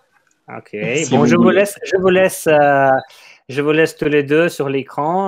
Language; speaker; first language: French; non-native, fluent; Ukrainian